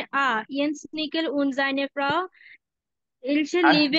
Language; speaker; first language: German; non-native, learner; Bangla